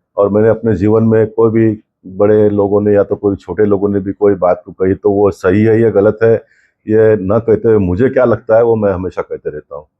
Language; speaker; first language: Hindi; non-native, local second language; Kannada